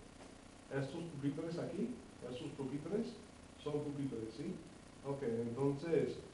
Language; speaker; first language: Spanish; non-native, fluent; English